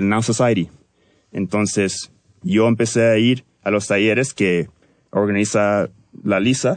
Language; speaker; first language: Spanish; early bilingual, heritage; Spanish